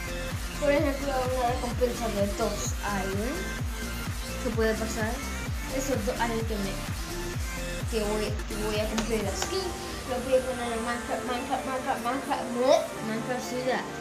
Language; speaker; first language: Spanish; early bilingual, heritage; Spanish